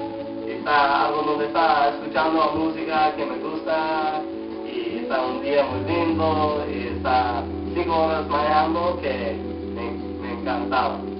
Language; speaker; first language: Spanish; non-native, learner; English